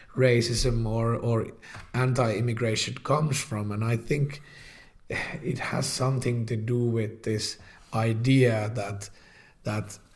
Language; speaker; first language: English; non-native, fluent; Finnish